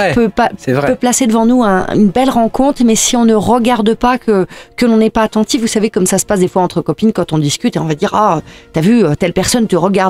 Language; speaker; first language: French; native; French